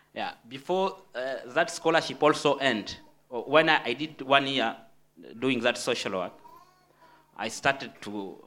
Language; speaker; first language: English; non-native, fluent; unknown